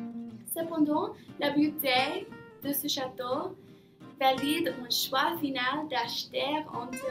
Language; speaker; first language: French; non-native, learner; English